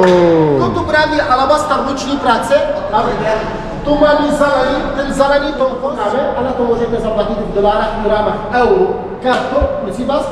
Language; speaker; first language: Czech; non-native, learner; Arabic